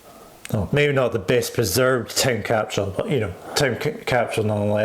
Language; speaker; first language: English; native; English